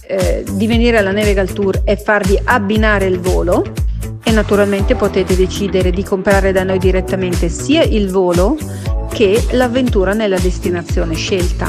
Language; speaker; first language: Italian; native; Italian